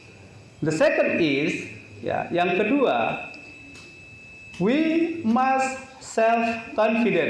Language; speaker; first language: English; non-native, learner; Indonesian